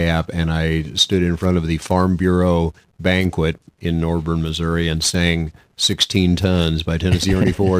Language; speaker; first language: English; native; English